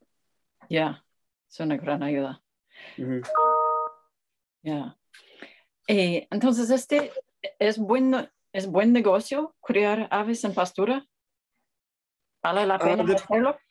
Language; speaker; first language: Spanish; non-native, fluent; English